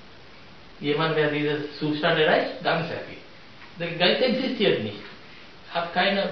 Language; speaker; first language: German; non-native, fluent; Sinhala